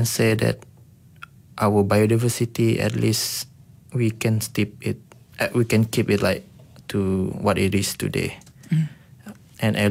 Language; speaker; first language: English; non-native, local second language; Iban